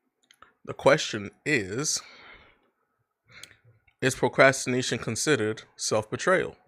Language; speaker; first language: English; native; English